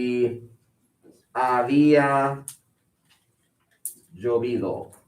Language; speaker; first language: Spanish; non-native, fluent; English